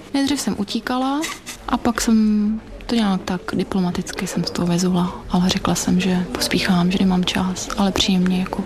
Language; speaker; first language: Czech; native; Czech